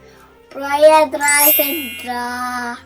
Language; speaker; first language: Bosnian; early bilingual, heritage; Serbian